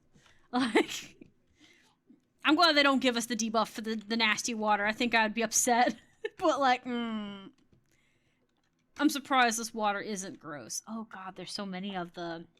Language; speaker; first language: English; native; English